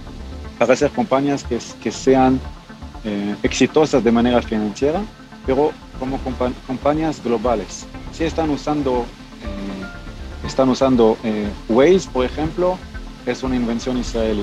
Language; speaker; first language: Spanish; non-native, fluent; Hebrew